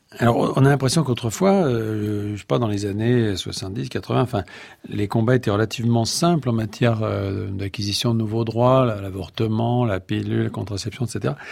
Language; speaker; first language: French; native; French